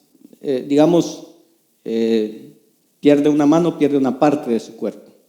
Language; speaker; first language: Spanish; native; Spanish